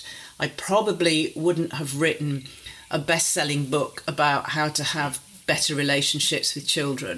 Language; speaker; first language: English; native; English